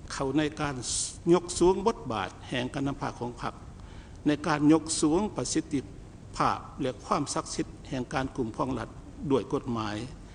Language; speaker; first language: Lao; native; Lao